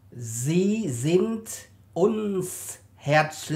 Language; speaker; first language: German; non-native, learner; Khmer